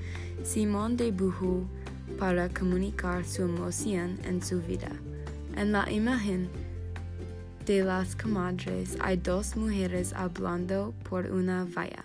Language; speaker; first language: Spanish; non-native, learner; English